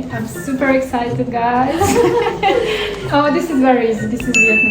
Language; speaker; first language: English; non-native, fluent; Serbian